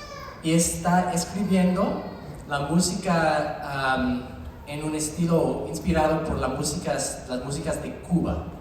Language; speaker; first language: Spanish; non-native, learner; English